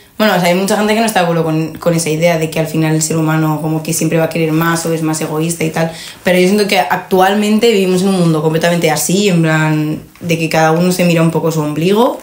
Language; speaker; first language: Spanish; native; Spanish